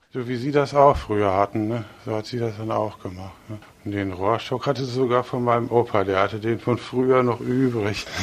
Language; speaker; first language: German; native; German